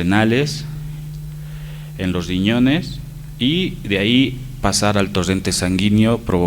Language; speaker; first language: Spanish; native; Spanish